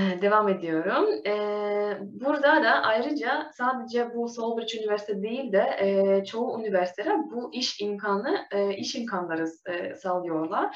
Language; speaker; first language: Turkish; non-native, fluent; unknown